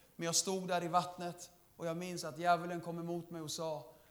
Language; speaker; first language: Swedish; native; Swedish